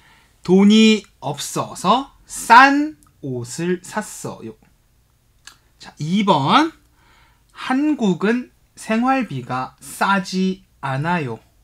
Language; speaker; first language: Korean; non-native, fluent; Chinese